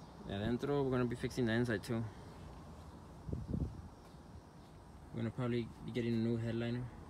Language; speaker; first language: English; early bilingual, other home language; Spanish